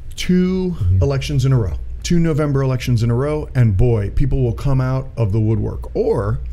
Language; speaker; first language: English; native; English